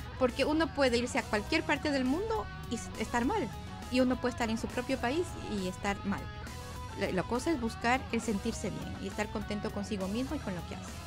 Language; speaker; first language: Spanish; native; Spanish